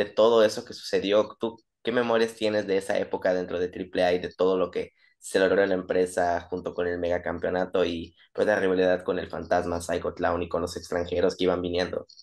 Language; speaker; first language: Spanish; native; Spanish